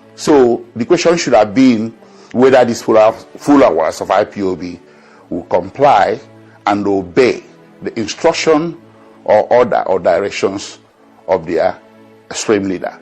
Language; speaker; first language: English; non-native, local second language; Igbo